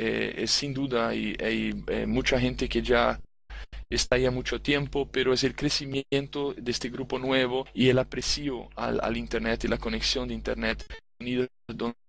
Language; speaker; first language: Spanish; non-native, fluent; Portuguese